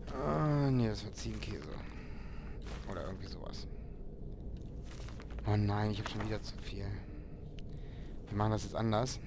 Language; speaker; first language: German; native; German